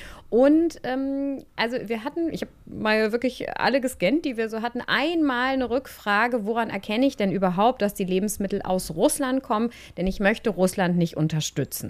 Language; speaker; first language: German; native; German